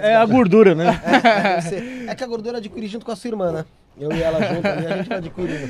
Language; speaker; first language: Portuguese; native; Portuguese